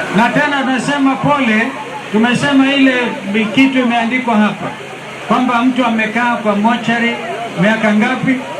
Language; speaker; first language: Swahili; non-native, local second language; Kamba